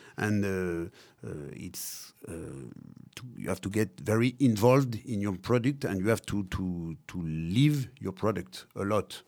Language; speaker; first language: English; non-native, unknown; French